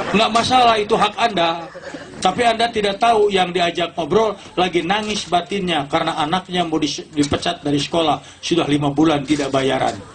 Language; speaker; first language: Indonesian; non-native, local second language; Sundanese